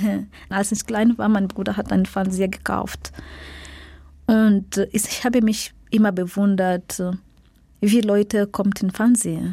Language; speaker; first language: German; non-native, fluent; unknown